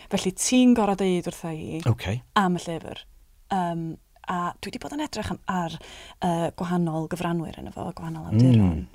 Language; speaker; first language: Welsh; native; Welsh